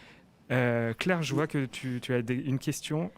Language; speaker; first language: French; native; French